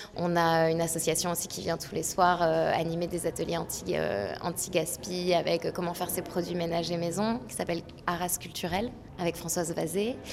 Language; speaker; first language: French; native; French